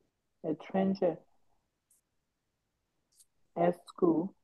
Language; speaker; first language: French; non-native, learner; Bangla